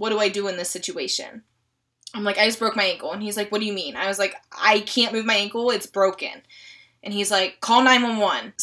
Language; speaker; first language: English; native; English